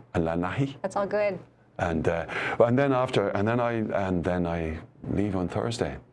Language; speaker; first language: English; native; English